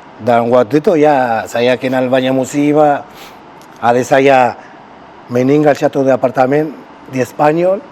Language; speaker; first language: Indonesian; non-native, fluent; Spanish